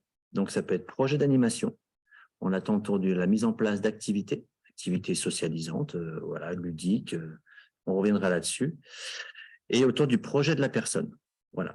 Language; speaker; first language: French; native; French